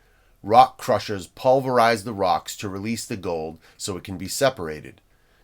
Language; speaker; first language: English; native; English